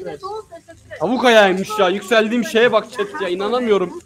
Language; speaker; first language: Turkish; native; Turkish